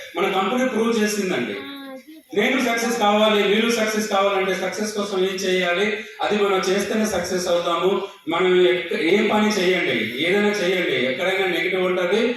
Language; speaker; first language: Telugu; non-native, local second language; Odia